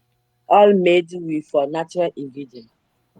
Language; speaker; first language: English; non-native, learner; French